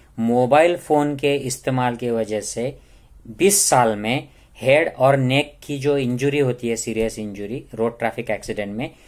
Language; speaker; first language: Hindi; non-native, local second language; Marathi